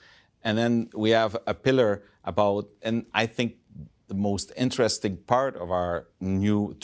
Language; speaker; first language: English; non-native, fluent; French